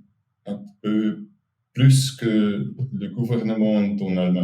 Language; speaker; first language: French; non-native, fluent; German